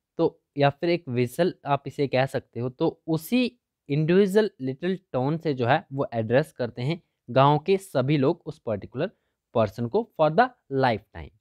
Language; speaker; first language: Hindi; native; Hindi